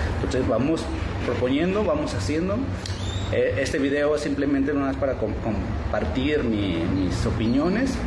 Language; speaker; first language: Spanish; non-native, local second language; Nahuatl languages